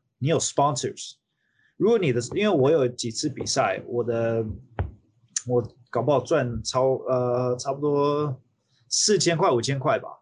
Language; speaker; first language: Chinese; early bilingual, heritage; Chinese